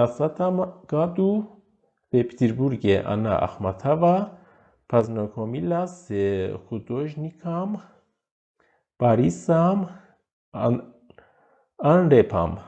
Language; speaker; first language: Russian; non-native, fluent; Persian